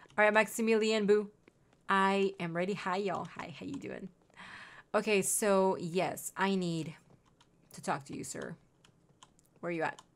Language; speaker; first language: English; non-native, fluent; Spanish